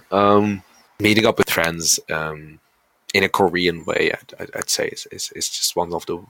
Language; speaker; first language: English; early bilingual, heritage; Dutch